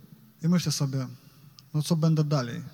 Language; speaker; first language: Polish; non-native, learner; Ukrainian